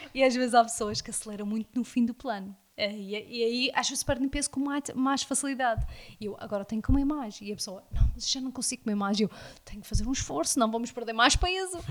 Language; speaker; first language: Portuguese; early bilingual, heritage; Portuguese